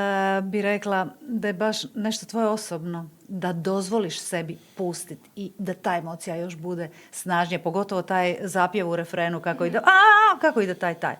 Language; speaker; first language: Bosnian; native; Bosnian